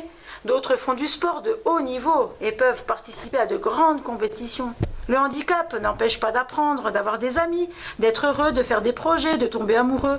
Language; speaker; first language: French; native; French